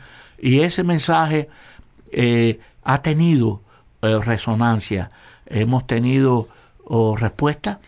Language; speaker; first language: Spanish; native; Spanish